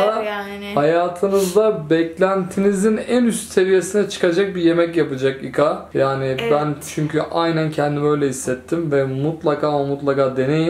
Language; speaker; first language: Turkish; native; Turkish